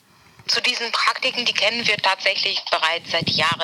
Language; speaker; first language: German; native; German